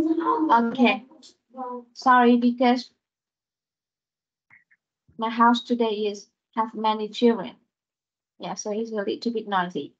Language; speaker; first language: English; non-native, fluent; Vietnamese